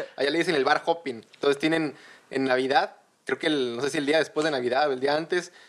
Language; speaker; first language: Spanish; native; Spanish